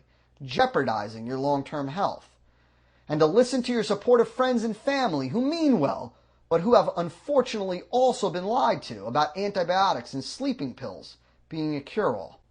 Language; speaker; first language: English; native; English